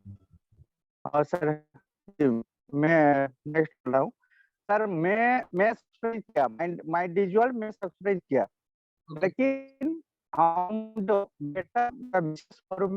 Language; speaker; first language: Hindi; non-native, local second language; Odia